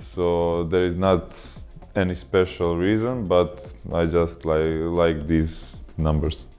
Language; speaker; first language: English; non-native, fluent; Croatian